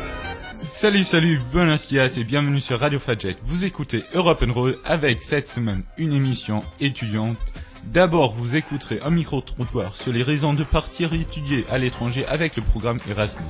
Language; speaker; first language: French; native; French